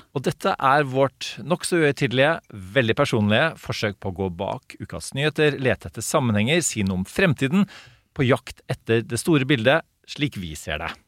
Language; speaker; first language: Norwegian; native; Norwegian